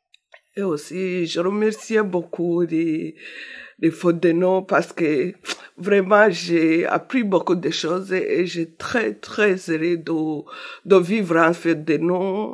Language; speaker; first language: French; non-native, learner; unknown